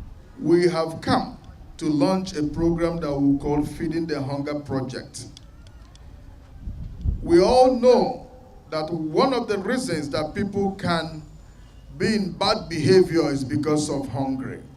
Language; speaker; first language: English; non-native, local second language; Igbo